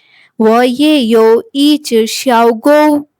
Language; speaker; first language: Chinese; non-native, fluent; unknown